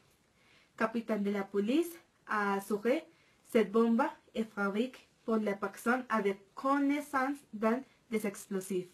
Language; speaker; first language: French; non-native, learner; Spanish